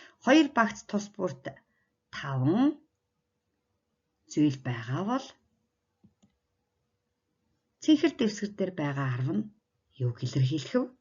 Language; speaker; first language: Mongolian; native; Mongolian